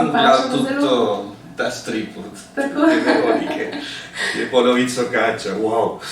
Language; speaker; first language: Slovenian; early bilingual, heritage; Slovenian